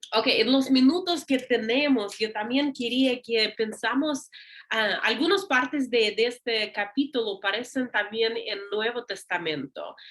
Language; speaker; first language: Spanish; non-native, learner; English